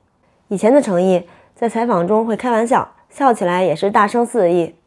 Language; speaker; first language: Chinese; native; Chinese